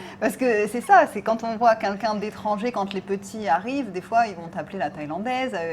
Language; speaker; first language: French; native; French